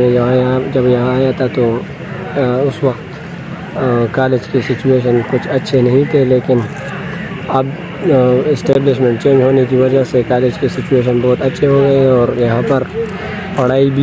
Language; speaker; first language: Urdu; non-native, local second language; Pashto